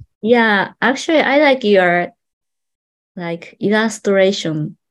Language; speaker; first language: English; non-native, learner; Japanese